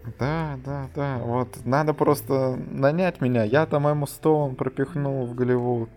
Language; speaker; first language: Russian; native; Russian